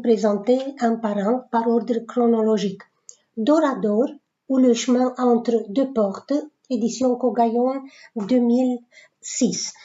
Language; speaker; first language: French; non-native, fluent; Romanian